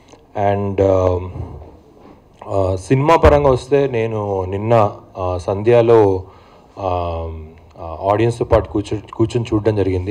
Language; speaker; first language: Telugu; native; Telugu